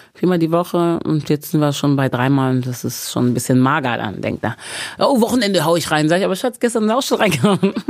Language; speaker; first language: German; early bilingual, other home language; English